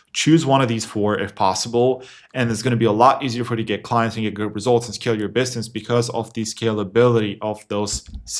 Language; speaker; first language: English; non-native, fluent; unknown